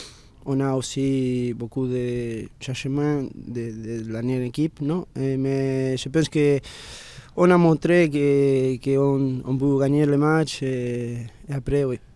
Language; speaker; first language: French; non-native, learner; Spanish